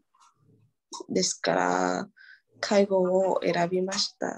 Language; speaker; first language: Japanese; non-native, learner; Vietnamese